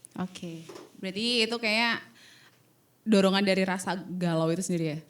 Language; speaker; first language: Indonesian; native; Indonesian